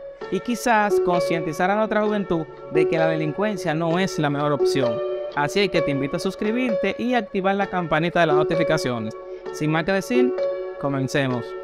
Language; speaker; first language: Spanish; native; Spanish